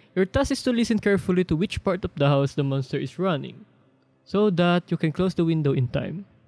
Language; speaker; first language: English; non-native, local second language; Filipino